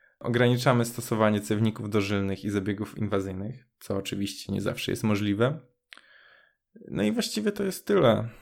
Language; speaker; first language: Polish; native; Polish